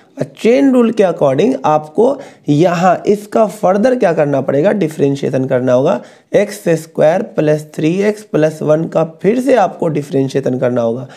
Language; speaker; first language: Hindi; native; Hindi